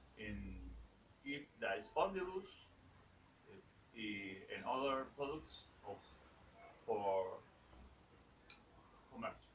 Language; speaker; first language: English; non-native, learner; Spanish